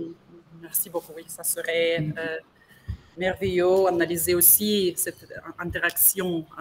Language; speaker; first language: French; non-native, fluent; Portuguese